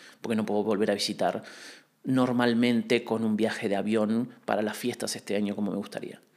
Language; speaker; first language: Spanish; native; Spanish